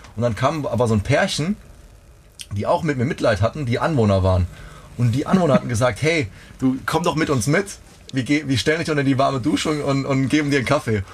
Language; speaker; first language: German; native; German